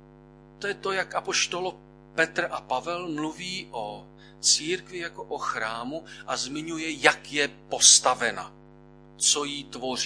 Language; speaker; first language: Czech; native; Czech